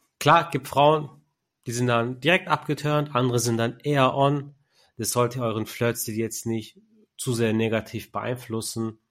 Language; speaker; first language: German; early bilingual, other home language; Turkish